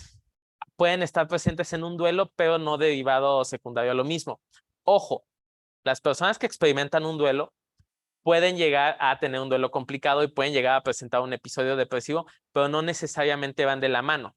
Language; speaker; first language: Spanish; native; Spanish